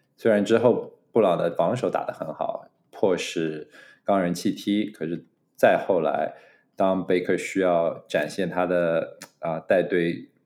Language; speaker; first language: Chinese; native; Chinese